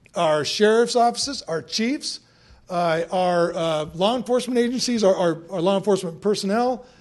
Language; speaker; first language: English; native; English